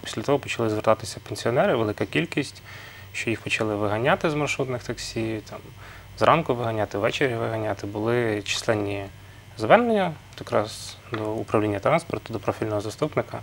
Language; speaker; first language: Ukrainian; native; Ukrainian